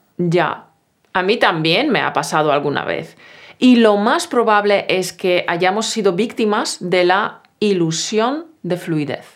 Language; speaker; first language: Spanish; native; Spanish